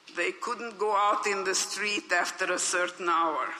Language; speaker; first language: English; non-native, fluent; Hungarian